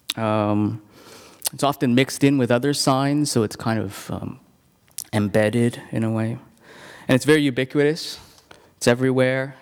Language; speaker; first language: English; non-native, local second language; Cantonese